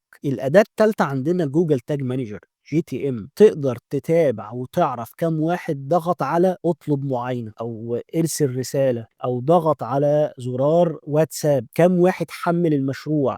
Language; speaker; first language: Arabic; native; Arabic